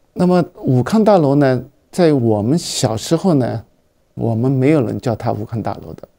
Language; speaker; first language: Chinese; native; Chinese